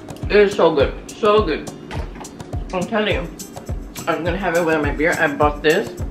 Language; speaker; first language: English; early bilingual, other home language; Spanish